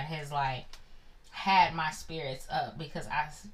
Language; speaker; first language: English; native; English